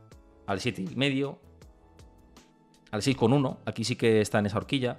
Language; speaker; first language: Spanish; native; Spanish